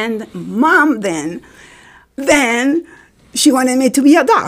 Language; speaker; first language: English; non-native, fluent; Spanish